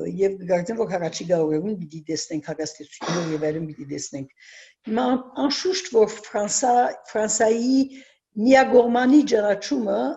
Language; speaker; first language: Armenian; early bilingual, heritage; Armenian